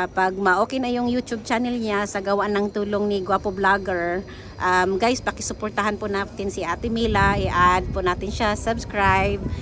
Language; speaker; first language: Filipino; non-native, local second language; Cebuano